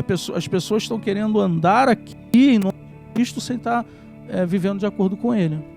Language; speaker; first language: Portuguese; native; Portuguese